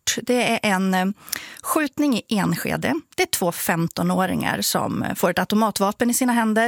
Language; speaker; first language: Swedish; native; Swedish